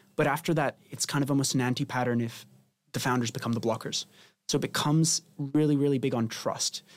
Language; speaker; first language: English; non-native, fluent; Spanish